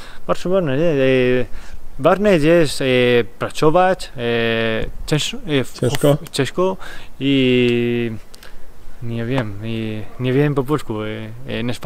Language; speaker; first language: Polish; non-native, learner; Spanish